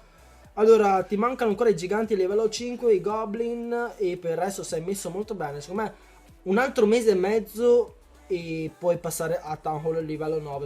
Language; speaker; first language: Italian; early bilingual, other home language; Chinese